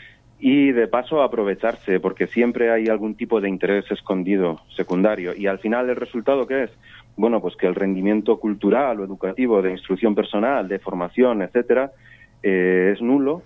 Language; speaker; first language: Spanish; native; Spanish